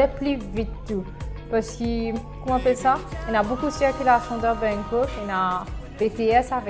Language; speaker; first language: French; non-native, local second language; Morisyen